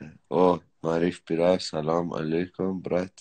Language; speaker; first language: Russian; non-native, learner; Tajik